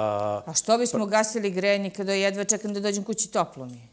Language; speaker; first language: Serbian; native; Serbian